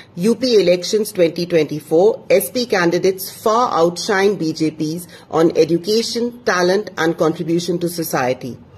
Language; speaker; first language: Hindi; non-native, local second language; English